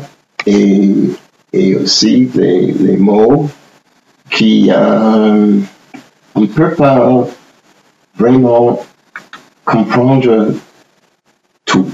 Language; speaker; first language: French; non-native, fluent; English